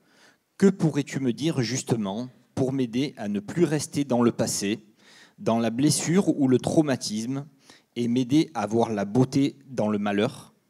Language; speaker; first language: French; native; French